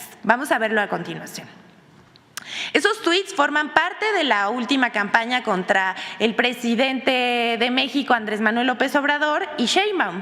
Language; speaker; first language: Spanish; native; Spanish